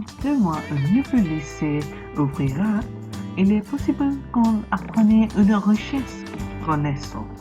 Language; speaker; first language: French; non-native, learner; English